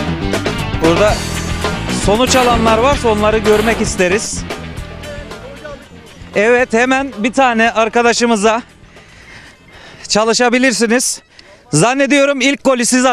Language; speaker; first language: Turkish; native; Turkish